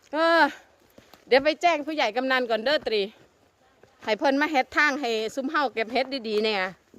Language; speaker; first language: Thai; non-native, local second language; Northeastern Thai